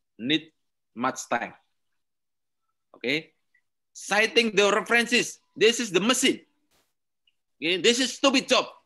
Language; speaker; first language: English; non-native, learner; Indonesian